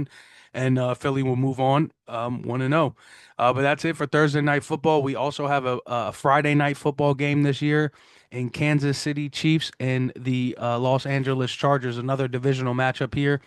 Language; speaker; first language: English; native; English